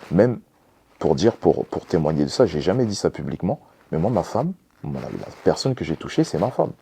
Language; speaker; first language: French; early bilingual, other home language; Lingala